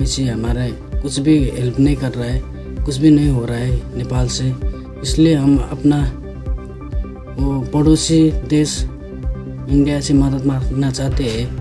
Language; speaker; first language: Hindi; non-native, learner; Nepali